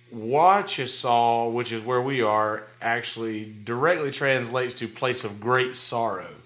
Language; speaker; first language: English; native; English